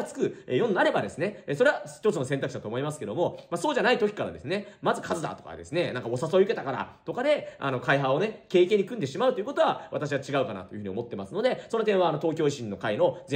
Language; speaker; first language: Japanese; native; Japanese